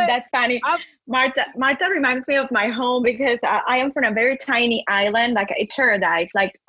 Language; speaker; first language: English; non-native, fluent; Spanish